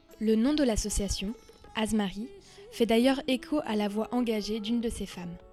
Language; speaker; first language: French; native; French